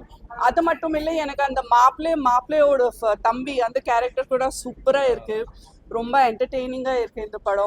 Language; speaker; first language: Tamil; non-native, fluent; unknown